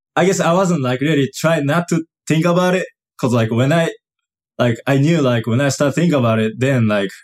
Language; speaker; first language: English; non-native, fluent; Japanese